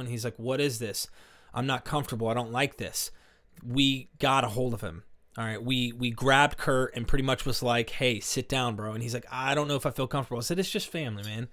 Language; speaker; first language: English; native; English